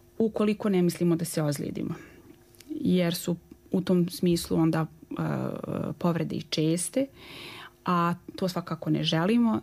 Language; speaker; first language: Croatian; native; Croatian